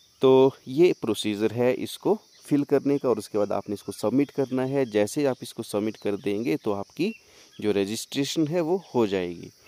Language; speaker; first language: Hindi; native; Hindi